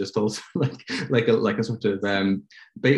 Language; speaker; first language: English; native; English